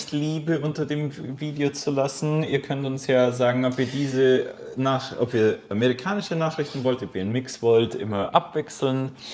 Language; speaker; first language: German; native; German